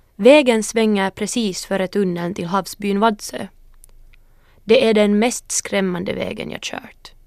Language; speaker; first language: Swedish; early bilingual, other home language; Northern Sami